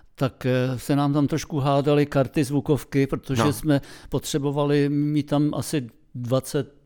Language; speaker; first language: Czech; native; Czech